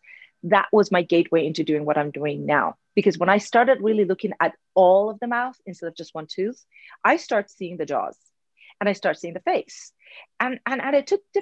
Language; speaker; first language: English; non-native, fluent; Persian